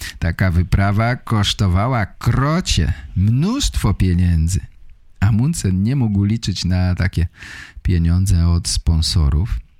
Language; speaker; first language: Polish; native; Polish